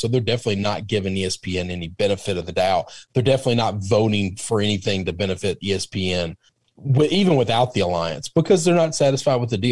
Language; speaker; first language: English; native; English